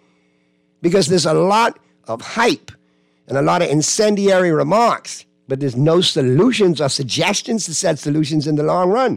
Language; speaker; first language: English; native; English